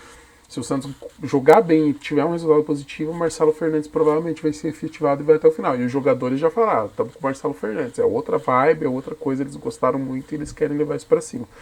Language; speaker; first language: Portuguese; native; Portuguese